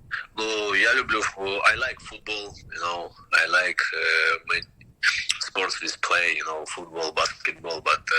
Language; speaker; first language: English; non-native, learner; Russian